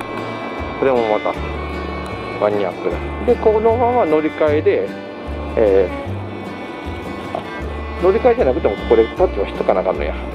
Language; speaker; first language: Japanese; native; Japanese